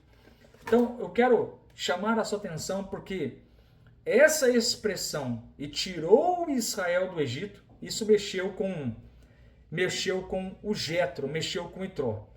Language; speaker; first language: Portuguese; native; Portuguese